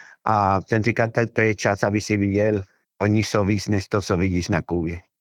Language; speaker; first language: Czech; non-native, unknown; Spanish